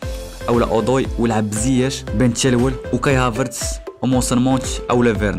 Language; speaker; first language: Arabic; native; Arabic